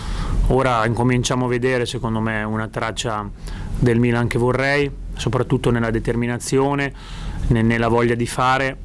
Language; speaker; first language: Italian; native; Italian